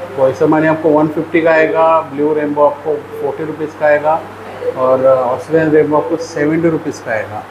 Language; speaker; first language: Hindi; non-native, local second language; Marathi